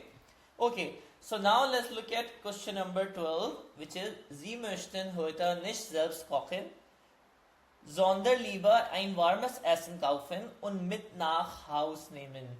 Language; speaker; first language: German; non-native, learner; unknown